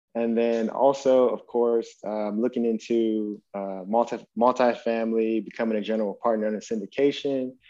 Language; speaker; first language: English; native; English